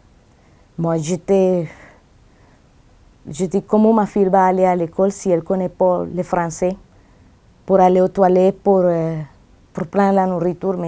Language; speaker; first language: French; non-native, fluent; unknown